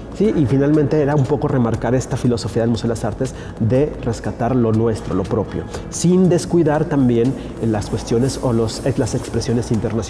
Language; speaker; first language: Spanish; native; Spanish